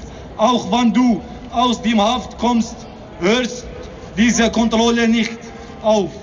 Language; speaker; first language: German; non-native, learner; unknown